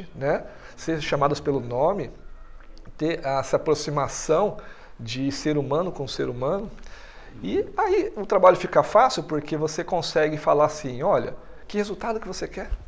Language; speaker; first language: Portuguese; native; Portuguese